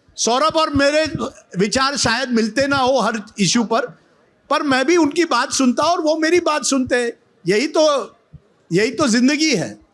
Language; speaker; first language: Hindi; non-native, local second language; Marathi